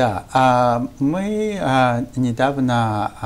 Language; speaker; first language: Russian; non-native, fluent; Japanese